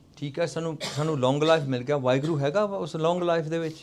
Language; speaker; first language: Punjabi; early bilingual, heritage; Punjabi